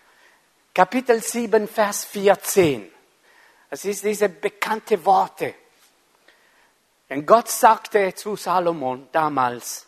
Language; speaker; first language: German; non-native, fluent; Italian